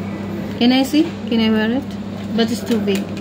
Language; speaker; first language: English; non-native, local second language; Filipino